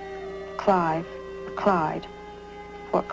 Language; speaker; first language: English; native; English